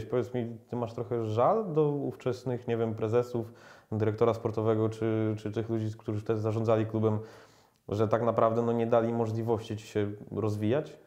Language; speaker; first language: Polish; native; Polish